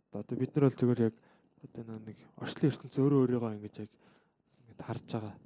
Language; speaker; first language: Mongolian; native; Mongolian